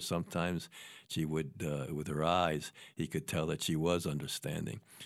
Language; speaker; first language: English; native; English